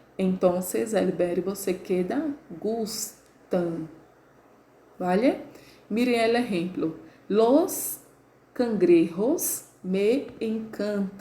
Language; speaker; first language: Spanish; non-native, learner; Portuguese